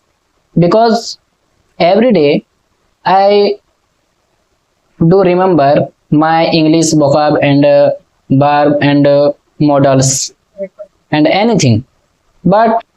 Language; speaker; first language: English; non-native, learner; Hindi